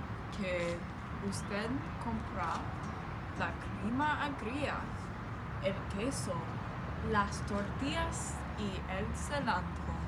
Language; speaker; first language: Spanish; non-native, learner; English